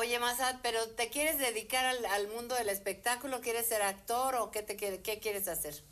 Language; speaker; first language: Spanish; native; Spanish